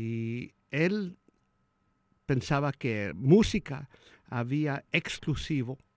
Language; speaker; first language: Spanish; early bilingual, heritage; Spanish